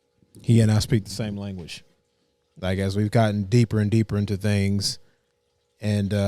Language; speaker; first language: English; native; English